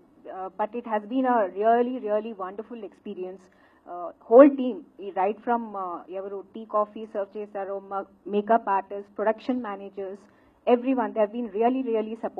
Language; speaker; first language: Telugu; non-native, learner; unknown